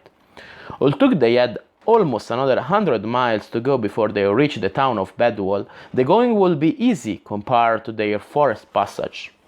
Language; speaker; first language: English; non-native, fluent; Italian